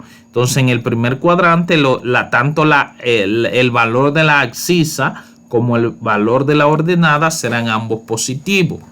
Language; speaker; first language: Spanish; native; Spanish